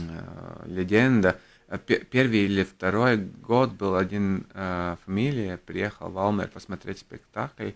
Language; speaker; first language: Russian; non-native, local second language; Latvian